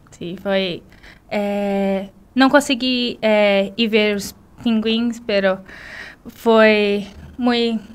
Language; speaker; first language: Spanish; non-native, learner; Portuguese